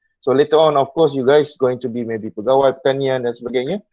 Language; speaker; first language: English; non-native, local second language; Malay